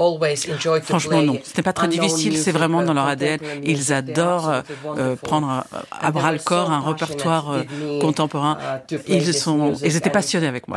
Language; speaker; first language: French; non-native, fluent; Ukrainian